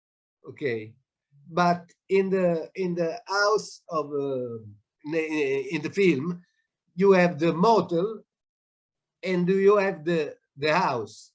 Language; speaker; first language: English; non-native, learner; Italian